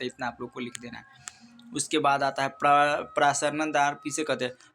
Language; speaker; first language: Hindi; native; Hindi